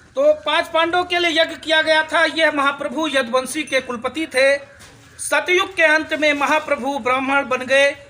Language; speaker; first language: Hindi; native; Hindi